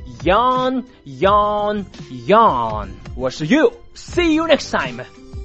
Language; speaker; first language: English; non-native, fluent; Chinese